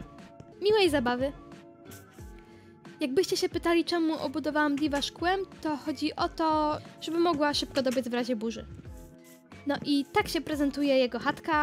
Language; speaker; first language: Polish; native; Polish